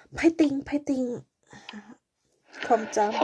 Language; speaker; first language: Korean; non-native, learner; Thai